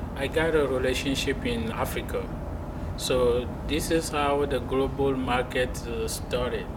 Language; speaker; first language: English; non-native, fluent; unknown